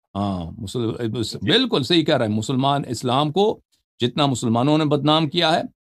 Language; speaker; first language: Urdu; non-native, fluent; Persian